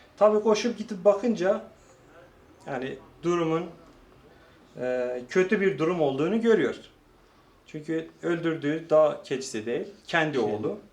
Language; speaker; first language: Turkish; non-native, local second language; Kurdish